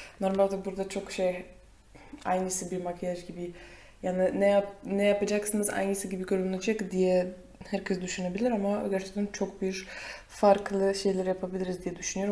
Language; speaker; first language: Turkish; non-native, fluent; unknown